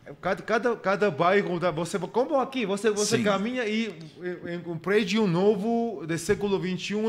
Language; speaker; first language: Portuguese; non-native, learner; Georgian